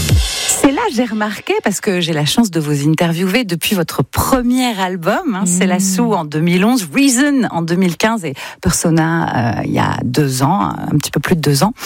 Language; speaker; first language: French; native; French